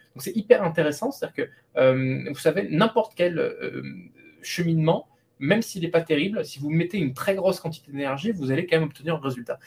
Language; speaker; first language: French; native; French